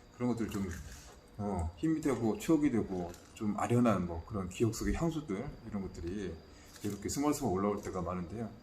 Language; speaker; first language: Korean; native; Korean